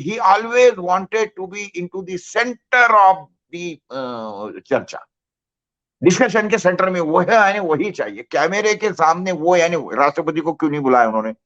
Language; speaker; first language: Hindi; non-native, local second language; Marathi